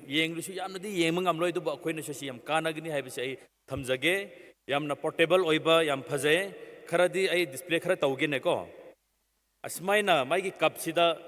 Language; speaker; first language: Manipuri; non-native, local second language; Tangkhul Naga (India)